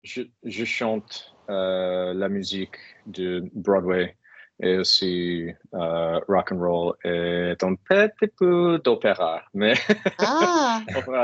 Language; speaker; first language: French; non-native, learner; English